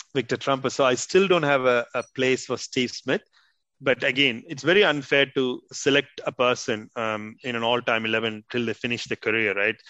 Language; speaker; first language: English; non-native, local second language; Tamil